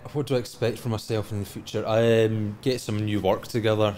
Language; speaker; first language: English; native; English